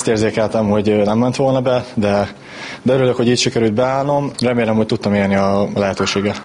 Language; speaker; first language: Hungarian; native; Hungarian